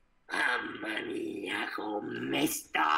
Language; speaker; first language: Italian; native; Italian